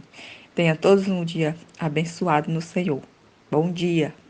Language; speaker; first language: Portuguese; native; Portuguese